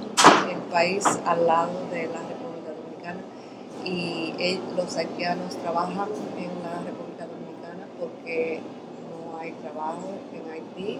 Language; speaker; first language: Spanish; early bilingual, other home language; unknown